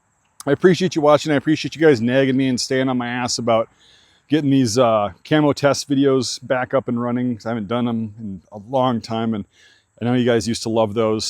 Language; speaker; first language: English; native; English